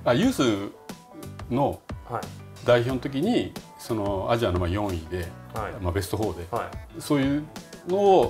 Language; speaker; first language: Japanese; native; Japanese